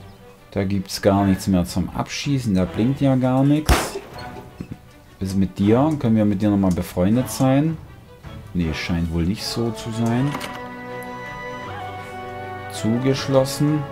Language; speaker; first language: German; native; German